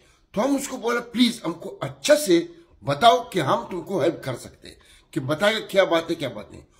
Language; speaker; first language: Hindi; non-native, learner; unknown